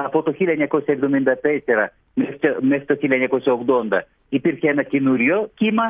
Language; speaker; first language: Greek; early bilingual, heritage; Greek